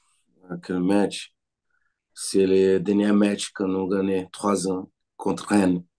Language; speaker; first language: French; non-native, learner; Portuguese